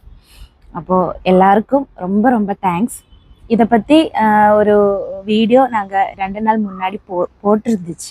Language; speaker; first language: Tamil; non-native, learner; Malayalam